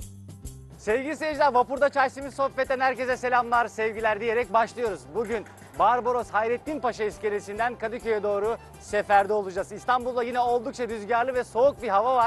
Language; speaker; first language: Turkish; native; Turkish